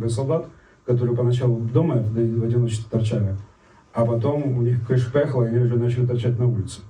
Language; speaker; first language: Russian; native; Russian